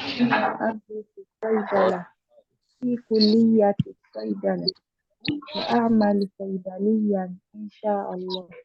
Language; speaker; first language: Arabic; non-native, learner; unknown